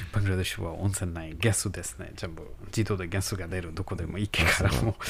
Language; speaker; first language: Japanese; non-native, learner; Bangla